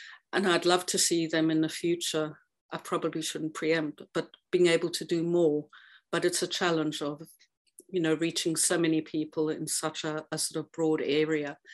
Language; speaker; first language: English; native; English